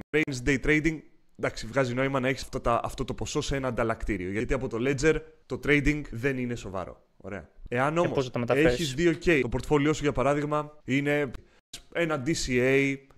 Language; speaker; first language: Greek; native; Greek